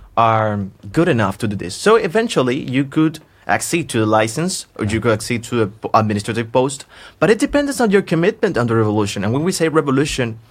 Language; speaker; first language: English; non-native, fluent; Spanish